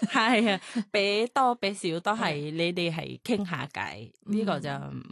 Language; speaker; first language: Cantonese; non-native, learner; Thai